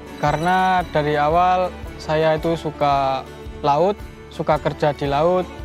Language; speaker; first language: Indonesian; native; Indonesian